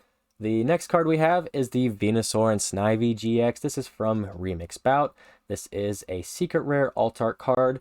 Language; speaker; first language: English; native; English